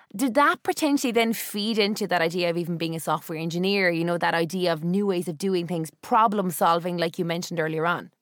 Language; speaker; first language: English; native; English